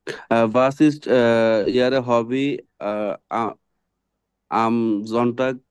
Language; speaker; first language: German; non-native, learner; Bangla